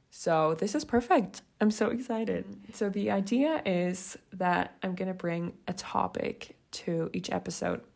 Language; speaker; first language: English; non-native, fluent; Swiss German